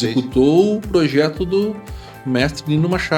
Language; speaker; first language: Portuguese; native; Portuguese